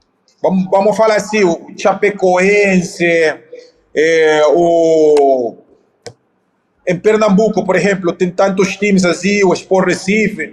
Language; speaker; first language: Portuguese; non-native, fluent; Spanish